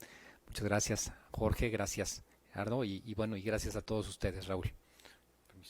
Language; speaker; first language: Spanish; native; Spanish